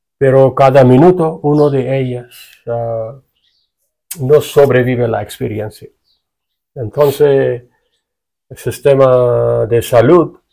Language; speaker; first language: Spanish; non-native, fluent; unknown